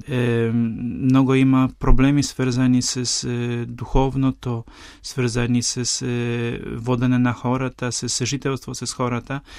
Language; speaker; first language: Bulgarian; non-native, fluent; Polish